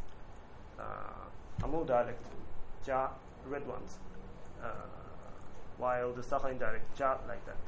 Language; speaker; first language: English; non-native, learner; Japanese